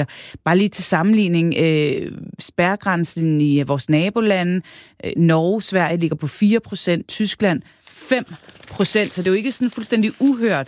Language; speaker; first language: Danish; native; Danish